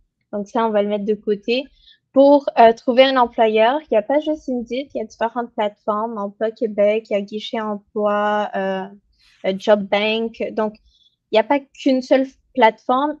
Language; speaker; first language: French; native; French